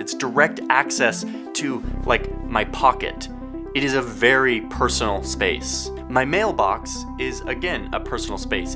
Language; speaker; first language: English; native; English